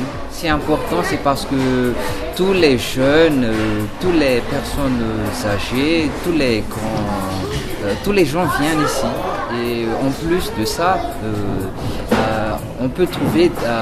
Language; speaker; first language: French; non-native, local second language; Malagasy